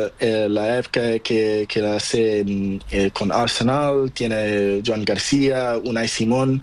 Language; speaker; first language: Spanish; non-native, learner; Portuguese